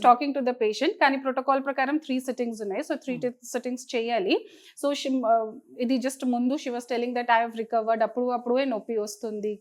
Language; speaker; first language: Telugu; non-native, fluent; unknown